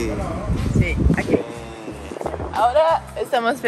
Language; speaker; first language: Spanish; non-native, learner; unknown